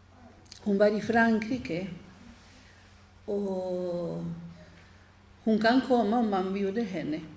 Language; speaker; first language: Swedish; non-native, fluent; Spanish